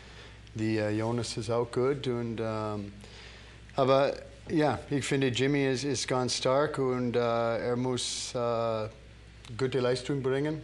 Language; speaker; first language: German; non-native, learner; English